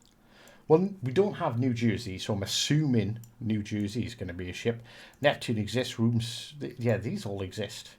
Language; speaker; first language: English; native; English